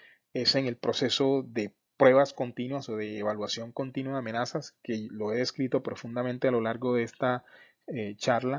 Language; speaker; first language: Spanish; native; Spanish